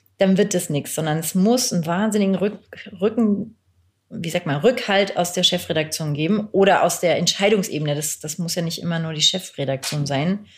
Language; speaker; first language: German; early bilingual, other home language; Turkish